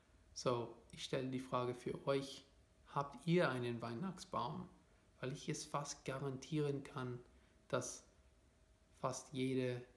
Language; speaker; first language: German; non-native, fluent; English